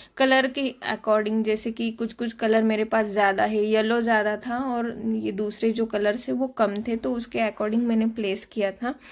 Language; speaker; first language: Hindi; non-native, local second language; Marathi